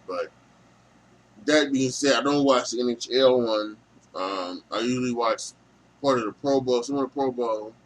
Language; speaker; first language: English; native; English